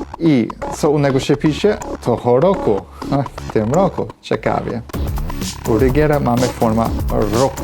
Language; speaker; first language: Polish; non-native, fluent; English